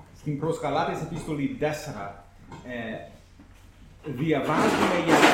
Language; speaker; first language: Greek; non-native, fluent; English